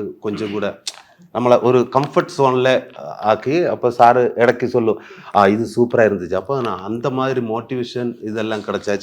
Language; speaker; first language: Tamil; non-native, learner; Malayalam